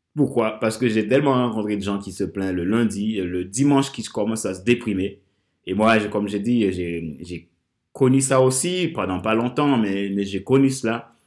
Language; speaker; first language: French; non-native, local second language; Haitian Creole